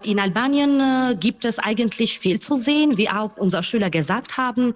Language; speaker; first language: German; non-native, fluent; Albanian